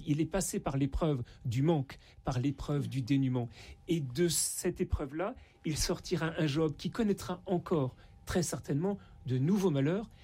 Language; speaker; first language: French; native; French